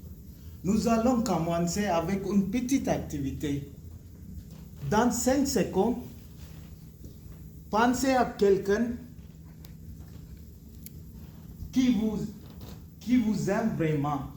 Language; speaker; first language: French; non-native, learner; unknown